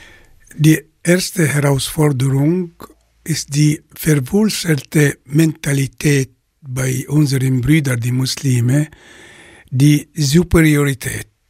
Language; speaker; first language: German; non-native, fluent; Arabic